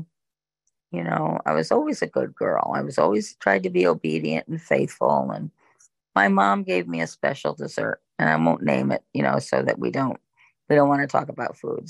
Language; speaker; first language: English; native; English